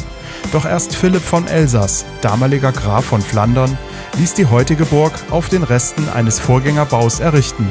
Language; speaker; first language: German; native; German